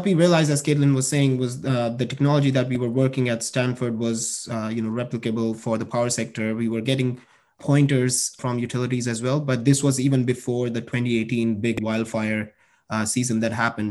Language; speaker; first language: English; non-native, local second language; Hindi